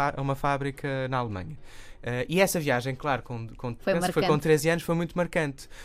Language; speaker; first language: Portuguese; native; Portuguese